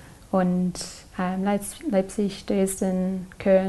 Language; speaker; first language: German; non-native, learner; English